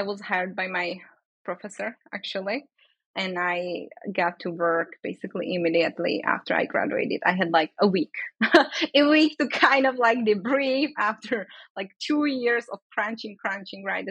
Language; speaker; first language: English; non-native, fluent; Czech